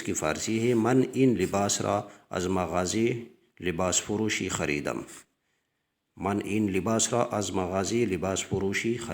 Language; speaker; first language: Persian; non-native, fluent; Urdu